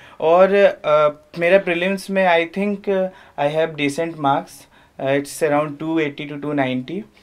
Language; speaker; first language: Hindi; native; Hindi